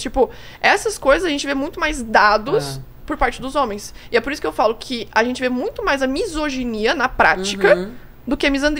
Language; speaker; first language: Portuguese; native; Portuguese